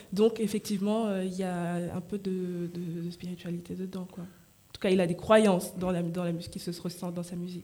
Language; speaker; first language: French; native; French